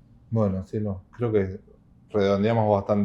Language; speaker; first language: Spanish; native; Spanish